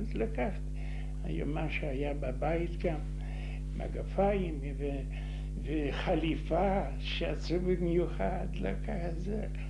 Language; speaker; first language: Hebrew; non-native, fluent; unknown